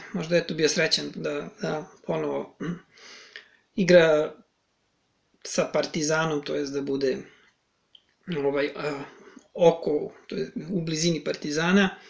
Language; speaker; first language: Serbian; native; Serbian